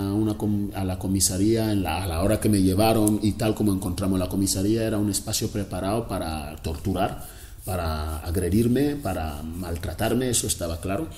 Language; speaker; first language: Spanish; non-native, local second language; Fang